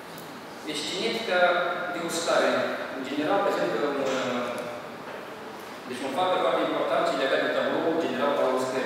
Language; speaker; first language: Romanian; native; Romanian